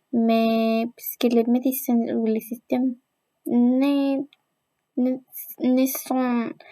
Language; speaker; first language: French; non-native, learner; Spanish